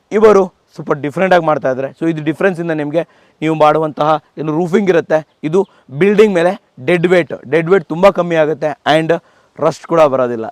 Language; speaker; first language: Kannada; native; Kannada